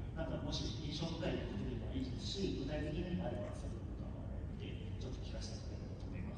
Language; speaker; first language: Japanese; native; Japanese